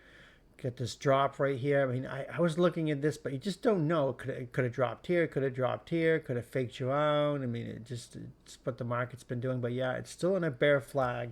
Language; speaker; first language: English; native; English